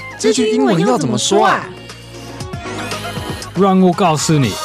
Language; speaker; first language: Chinese; native; Chinese